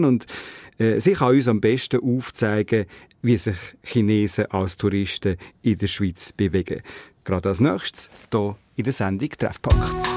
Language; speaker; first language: German; native; German